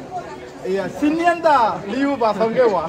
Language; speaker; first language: Chinese; non-native, learner; Bangla